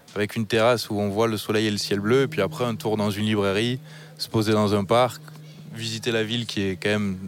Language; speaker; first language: French; native; French